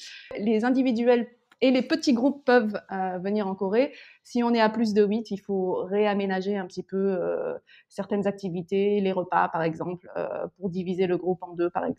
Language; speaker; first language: French; early bilingual, other home language; Korean